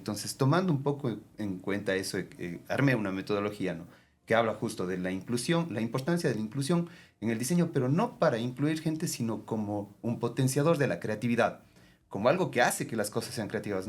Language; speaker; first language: Spanish; native; Spanish